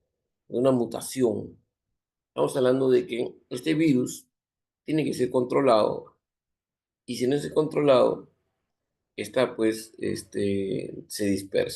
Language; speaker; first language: Spanish; native; Spanish